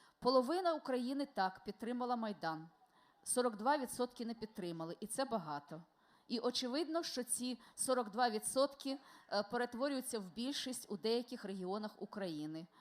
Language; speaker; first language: Ukrainian; non-native, local second language; Russian